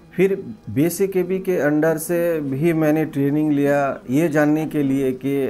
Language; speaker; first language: Hindi; non-native, local second language; Bangla